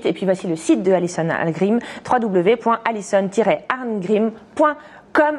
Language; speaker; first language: French; native; French